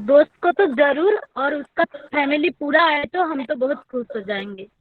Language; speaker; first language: Hindi; non-native, local second language; Bangla